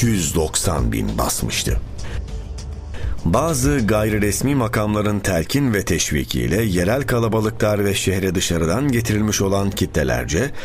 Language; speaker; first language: Turkish; native; Turkish